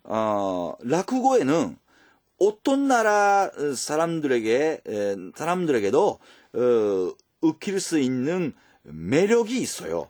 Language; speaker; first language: Korean; non-native, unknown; Japanese